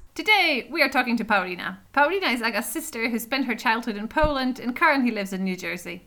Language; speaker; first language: English; non-native, fluent; Polish